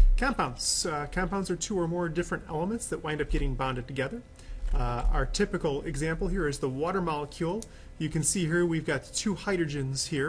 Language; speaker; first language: English; native; English